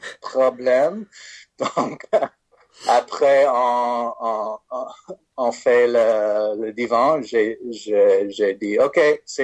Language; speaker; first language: French; non-native, fluent; English